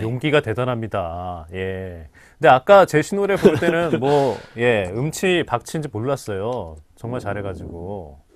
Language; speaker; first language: Korean; native; Korean